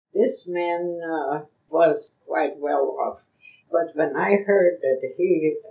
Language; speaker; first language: English; non-native, fluent; Yiddish